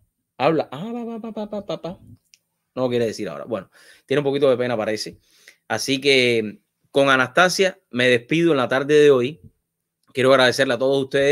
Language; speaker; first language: Spanish; native; Spanish